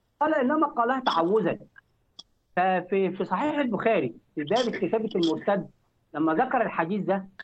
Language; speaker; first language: Arabic; native; Arabic